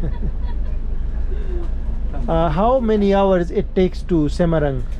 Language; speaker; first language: English; non-native, learner; Urdu